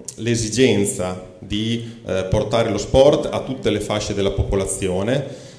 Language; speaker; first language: Italian; native; Italian